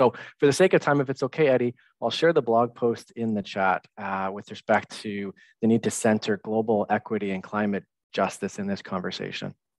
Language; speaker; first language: English; native; English